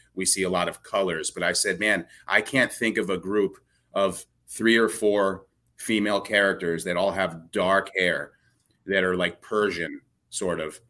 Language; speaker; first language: English; native; English